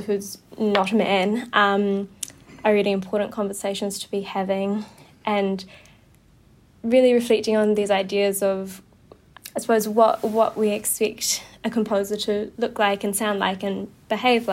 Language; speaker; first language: English; native; English